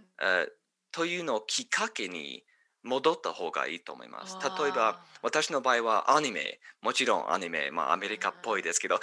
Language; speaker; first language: Japanese; non-native, fluent; English